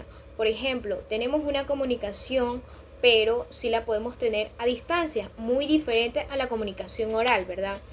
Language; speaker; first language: Spanish; native; Spanish